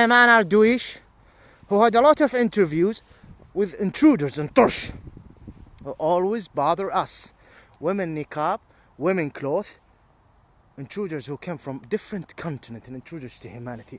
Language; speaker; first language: English; non-native, fluent; Arabic